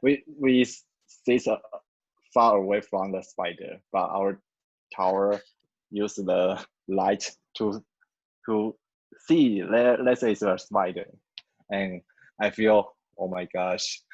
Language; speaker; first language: English; non-native, learner; Chinese